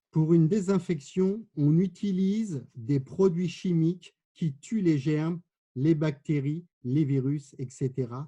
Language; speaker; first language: French; native; French